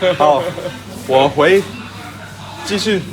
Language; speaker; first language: Chinese; non-native, learner; Cantonese